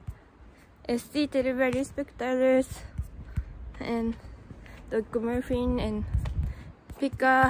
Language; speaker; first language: English; non-native, learner; Japanese